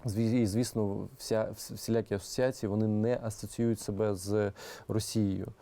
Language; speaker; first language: Ukrainian; non-native, local second language; Russian